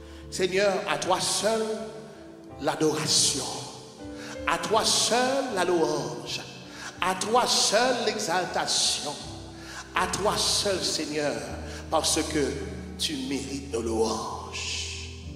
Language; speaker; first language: French; native; French